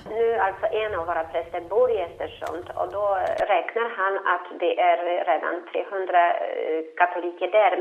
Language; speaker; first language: Swedish; non-native, fluent; Polish